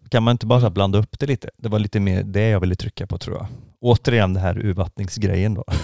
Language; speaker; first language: Swedish; native; Swedish